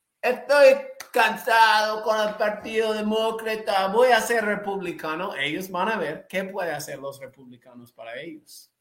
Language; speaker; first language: Spanish; non-native, fluent; English